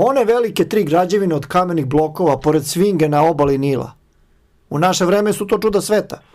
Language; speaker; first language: Bosnian; native; Bosnian